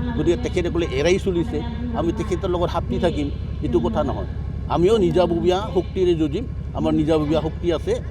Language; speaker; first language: Assamese; non-native, local second language; Bodo